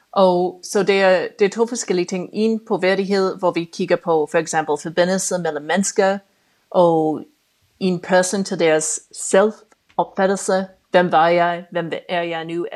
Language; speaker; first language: Danish; non-native, fluent; English